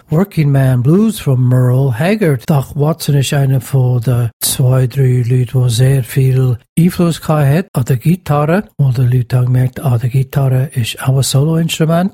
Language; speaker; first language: German; native; German